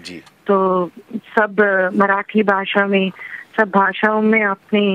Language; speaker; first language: Hindi; non-native, local second language; Telugu